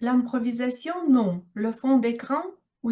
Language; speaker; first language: French; non-native, learner; Russian